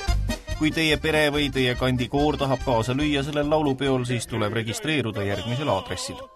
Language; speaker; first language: Estonian; native; Estonian